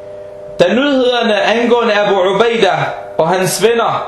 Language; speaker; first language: Danish; early bilingual, heritage; Danish